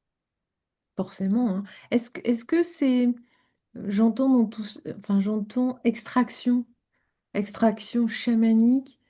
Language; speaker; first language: French; native; French